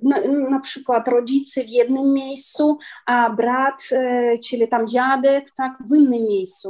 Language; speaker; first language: Polish; non-native, learner; Ukrainian